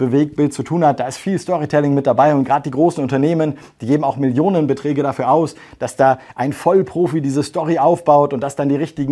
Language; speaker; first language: German; native; German